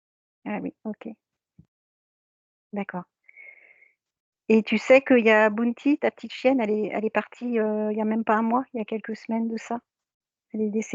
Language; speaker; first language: French; native; French